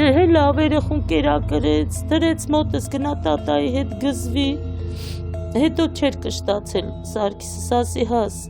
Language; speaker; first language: Armenian; native; Armenian